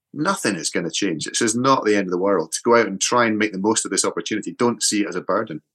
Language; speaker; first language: English; native; English